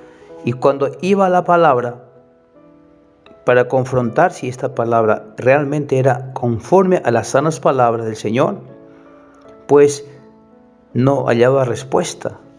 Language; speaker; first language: Spanish; native; Spanish